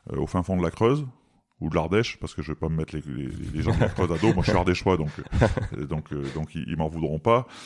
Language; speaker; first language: French; native; French